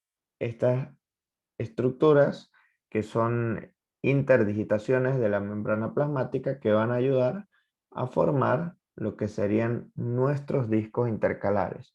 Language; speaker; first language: Spanish; native; Spanish